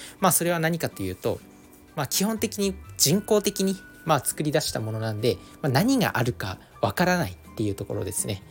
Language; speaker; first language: Japanese; native; Japanese